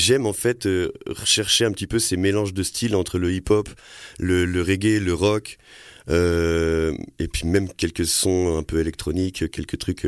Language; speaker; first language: French; native; French